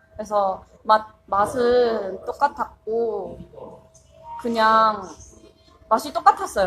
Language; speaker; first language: Korean; non-native, fluent; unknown